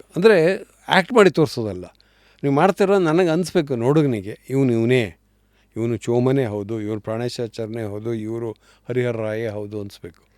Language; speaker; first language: Kannada; native; Kannada